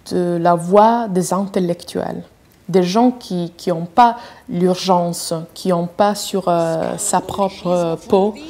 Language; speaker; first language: French; non-native, fluent; Italian